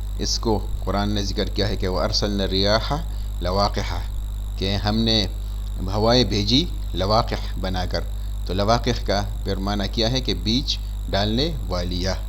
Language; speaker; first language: Urdu; non-native, local second language; Pashto